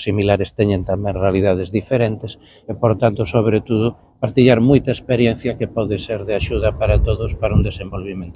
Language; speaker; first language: Galician; native; Galician